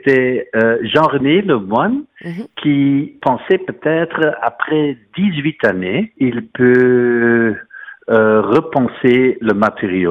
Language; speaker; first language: French; non-native, fluent; Dutch